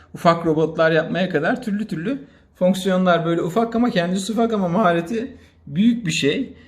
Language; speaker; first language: Turkish; native; Turkish